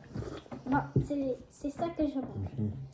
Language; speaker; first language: French; early bilingual, other home language; Arabic